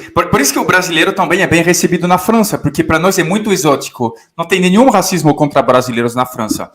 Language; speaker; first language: Portuguese; non-native, fluent; French